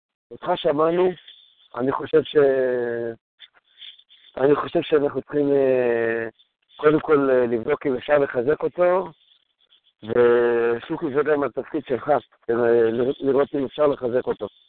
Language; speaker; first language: Hebrew; native; Hebrew